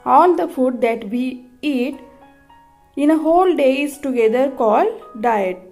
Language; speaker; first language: English; non-native, local second language; Marathi